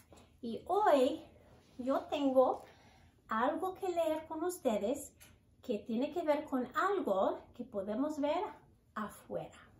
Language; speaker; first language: Spanish; early bilingual, heritage; Spanish